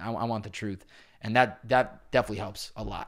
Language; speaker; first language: English; native; English